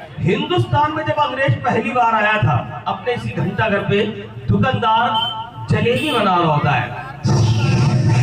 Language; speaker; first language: Hindi; native; Hindi